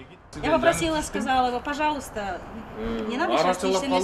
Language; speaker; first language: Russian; non-native, local second language; Kyrgyz